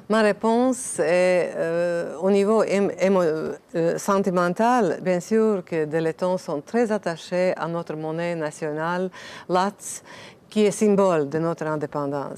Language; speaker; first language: French; non-native, fluent; Latvian